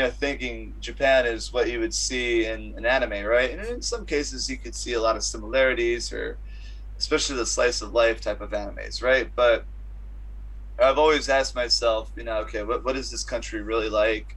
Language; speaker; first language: English; native; English